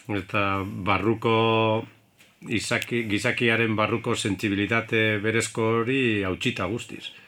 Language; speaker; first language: Basque; native; Basque